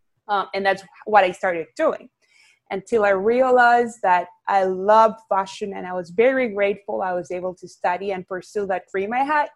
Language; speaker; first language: English; non-native, fluent; Spanish